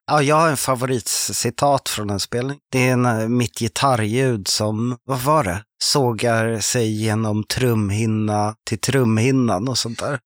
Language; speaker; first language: Swedish; non-native, fluent; French